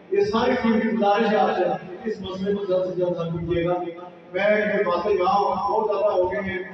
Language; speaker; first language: Urdu; non-native, local second language; Pahari-Potwari